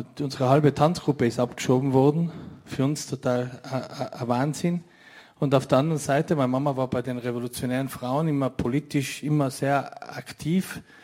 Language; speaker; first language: German; native; German